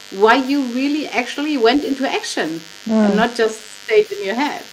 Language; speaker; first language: English; non-native, fluent; German